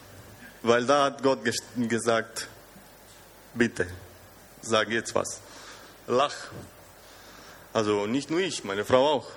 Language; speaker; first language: German; non-native, fluent; Romanian